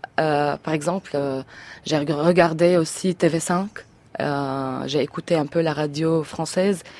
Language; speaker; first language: French; non-native, fluent; Arabic